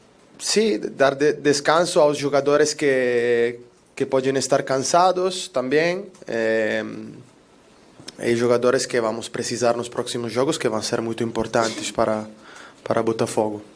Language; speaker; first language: Portuguese; non-native, learner; Italian